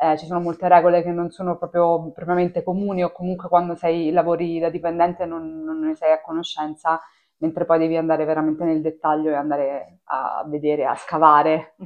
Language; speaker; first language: Italian; native; Italian